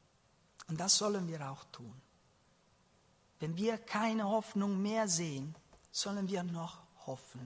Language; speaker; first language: German; non-native, learner; Italian